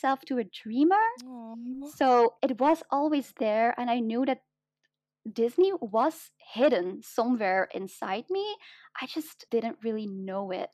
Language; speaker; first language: English; non-native, fluent; Dutch